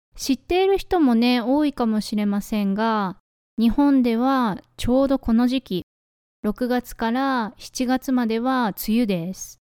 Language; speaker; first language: Japanese; native; Japanese